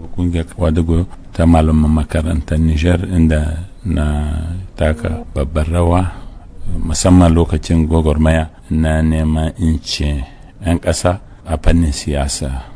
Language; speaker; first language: Hausa; non-native, local second language; Arabic